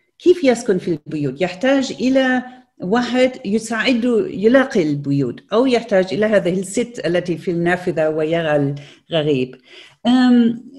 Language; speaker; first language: Arabic; non-native, fluent; German